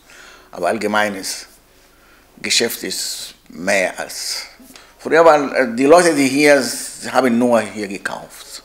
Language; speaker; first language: German; non-native, learner; Arabic